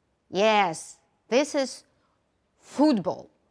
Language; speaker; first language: English; non-native, fluent; Ukrainian